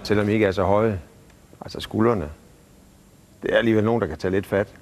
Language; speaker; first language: Danish; native; Danish